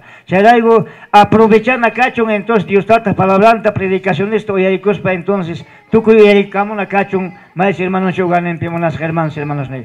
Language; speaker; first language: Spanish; non-native, local second language; Quechua